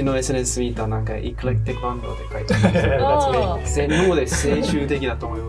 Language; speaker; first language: Japanese; non-native, learner; English